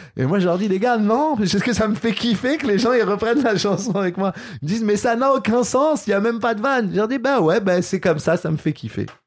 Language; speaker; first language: French; native; French